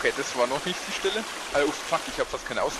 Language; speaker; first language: German; native; German